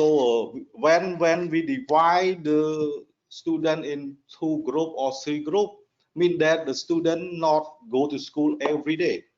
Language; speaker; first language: English; non-native, learner; Khmer